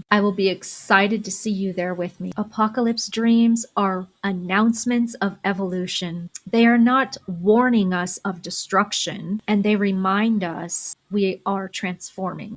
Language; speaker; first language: English; native; English